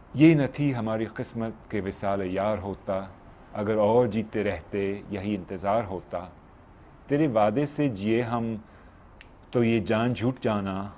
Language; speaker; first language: Urdu; non-native, fluent; English